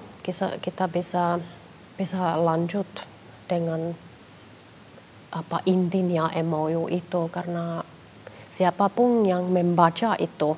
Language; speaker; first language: Indonesian; non-native, fluent; Finnish